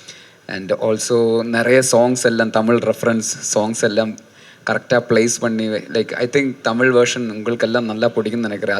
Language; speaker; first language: Tamil; non-native, learner; Malayalam